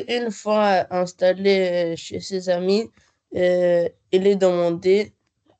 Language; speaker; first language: French; non-native, learner; Arabic